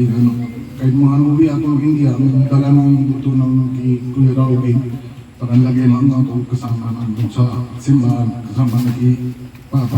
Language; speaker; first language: Filipino; non-native, learner; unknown